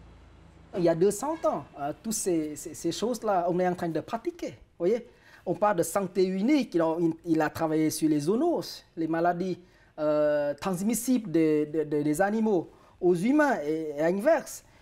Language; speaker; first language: French; non-native, fluent; Vietnamese